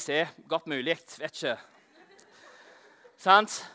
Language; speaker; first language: Norwegian; non-native, fluent; English